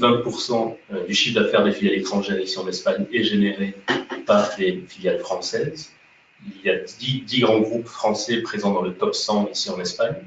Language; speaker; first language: French; native; French